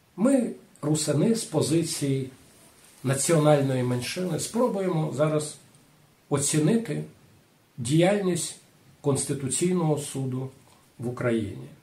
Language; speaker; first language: Ukrainian; non-native, local second language; Rusyn